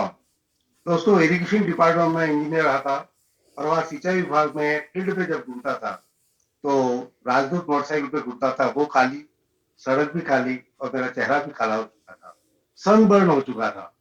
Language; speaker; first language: Hindi; native; Hindi